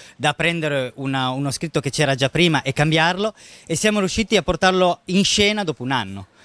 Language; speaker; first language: Italian; native; Italian